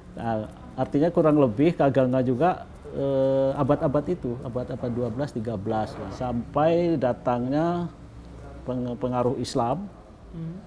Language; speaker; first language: Indonesian; non-native, local second language; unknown